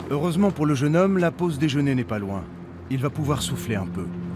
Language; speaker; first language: French; native; French